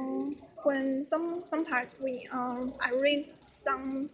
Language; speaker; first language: English; non-native, learner; Chinese